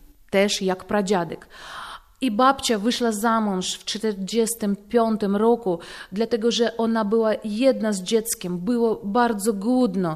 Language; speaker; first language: Polish; non-native, fluent; Russian